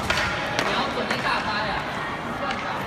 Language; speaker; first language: Chinese; native; Chinese